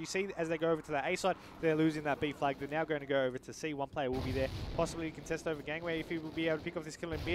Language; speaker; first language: English; native; English